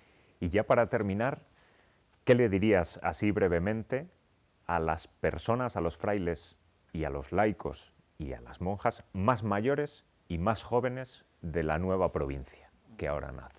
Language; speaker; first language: Spanish; native; Spanish